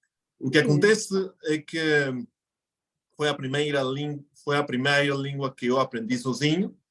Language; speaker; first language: Portuguese; non-native, fluent; Spanish